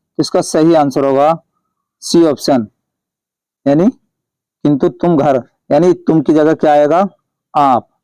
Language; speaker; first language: Hindi; native; Hindi